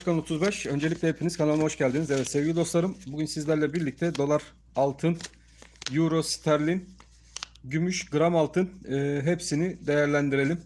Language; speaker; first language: Turkish; native; Turkish